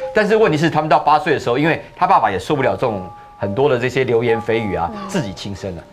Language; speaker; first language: Chinese; native; Chinese